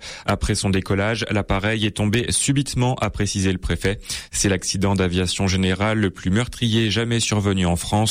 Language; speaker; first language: French; native; French